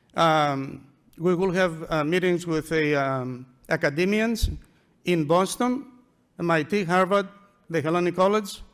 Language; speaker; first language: English; non-native, fluent; Greek